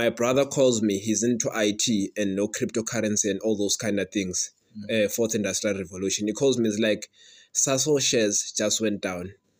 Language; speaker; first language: English; non-native, local second language; Swati